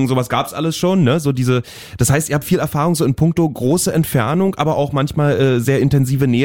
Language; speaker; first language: German; native; German